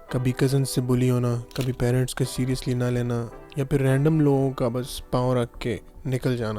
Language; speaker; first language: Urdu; non-native, local second language; Punjabi